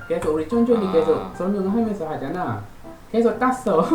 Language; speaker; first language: Korean; non-native, fluent; Malay